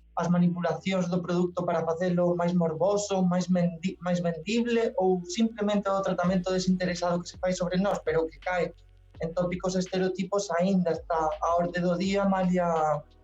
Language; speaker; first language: Galician; non-native, local second language; Spanish